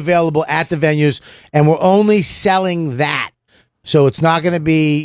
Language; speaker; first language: English; native; English